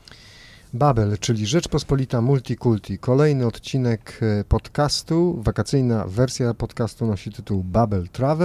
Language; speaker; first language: Polish; native; Polish